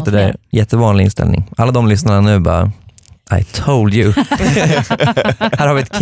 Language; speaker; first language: Swedish; native; Swedish